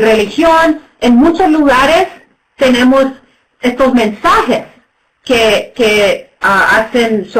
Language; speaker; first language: Spanish; non-native, fluent; English